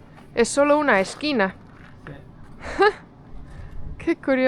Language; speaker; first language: Spanish; non-native, fluent; Estonian